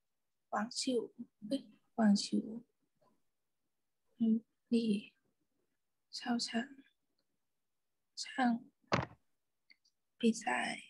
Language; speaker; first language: Chinese; non-native, learner; Thai